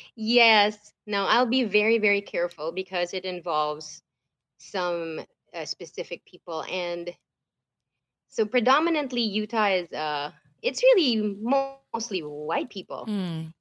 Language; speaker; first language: English; non-native, local second language; Filipino